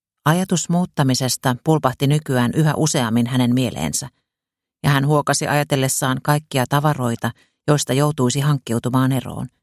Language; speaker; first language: Finnish; native; Finnish